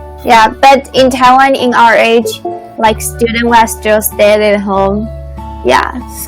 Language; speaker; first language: English; non-native, learner; Chinese